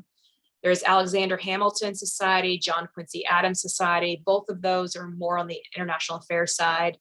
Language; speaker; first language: English; native; English